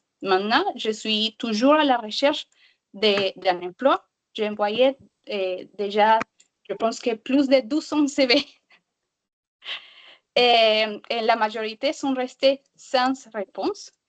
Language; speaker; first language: French; non-native, learner; Spanish